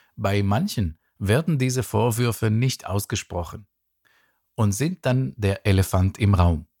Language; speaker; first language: German; non-native, fluent; Hebrew